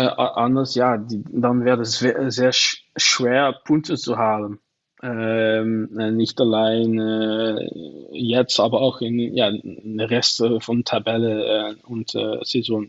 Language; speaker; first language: German; non-native, learner; Dutch